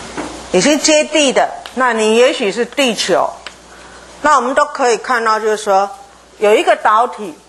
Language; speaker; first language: Chinese; native; Chinese